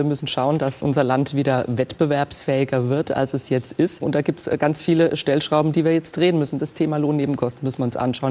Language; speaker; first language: German; native; German